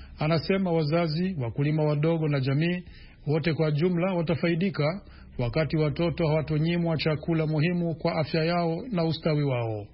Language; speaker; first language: Swahili; non-native, local second language; Rundi